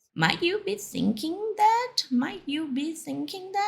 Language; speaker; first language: English; non-native, fluent; Portuguese